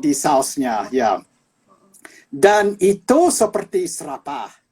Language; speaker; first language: Indonesian; non-native, fluent; English